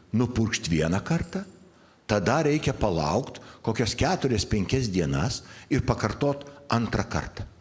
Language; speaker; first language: Lithuanian; native; Lithuanian